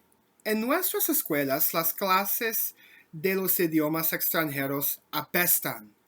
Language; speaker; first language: Spanish; non-native, learner; English